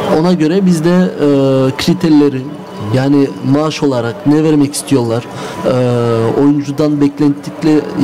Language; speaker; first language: Turkish; early bilingual, heritage; Turkish